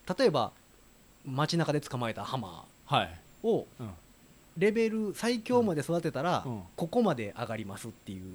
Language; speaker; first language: Japanese; native; Japanese